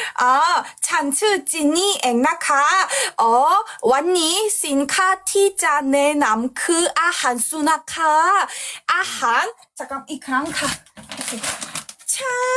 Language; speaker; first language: Thai; non-native, learner; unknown